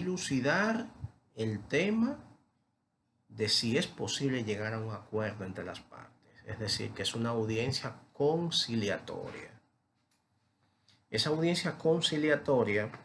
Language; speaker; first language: Spanish; native; Spanish